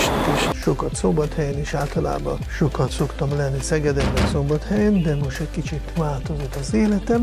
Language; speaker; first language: Hungarian; non-native, fluent; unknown